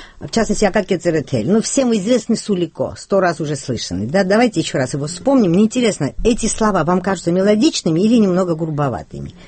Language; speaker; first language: Russian; non-native, local second language; Georgian